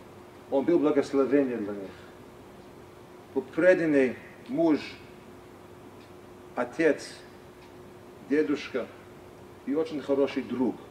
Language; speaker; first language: Russian; non-native, fluent; English